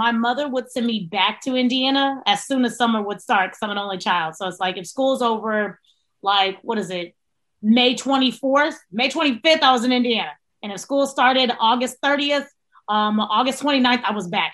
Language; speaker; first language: English; native; English